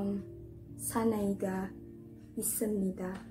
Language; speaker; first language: Korean; non-native, learner; Indonesian